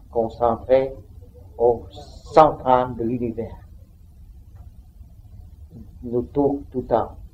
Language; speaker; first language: French; non-native, learner; Vietnamese